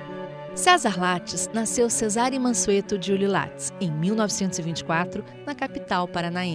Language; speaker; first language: Portuguese; native; Portuguese